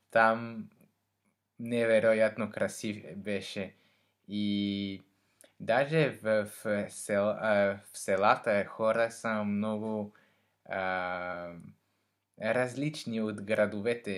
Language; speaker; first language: Bulgarian; non-native, learner; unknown